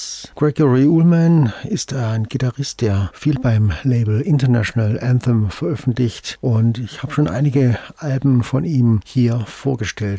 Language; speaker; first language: German; native; German